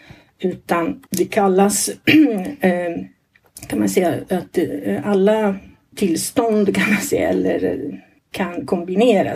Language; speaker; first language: Swedish; non-native, fluent; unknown